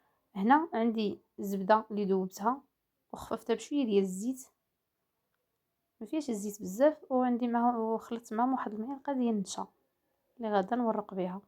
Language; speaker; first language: Arabic; native; Arabic